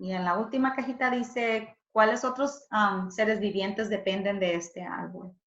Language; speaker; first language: Spanish; early bilingual, heritage; Spanish